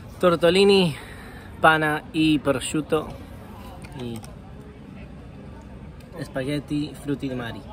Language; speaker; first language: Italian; non-native, learner; Spanish